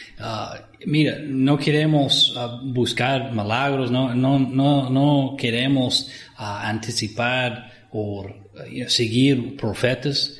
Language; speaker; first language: Spanish; non-native, fluent; English